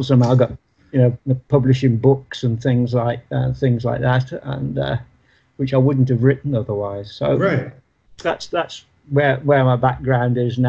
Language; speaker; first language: English; native; English